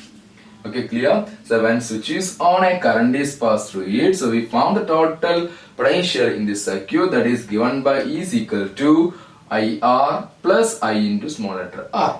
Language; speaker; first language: English; non-native, local second language; Malayalam